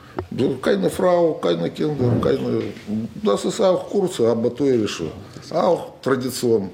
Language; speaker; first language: German; non-native, learner; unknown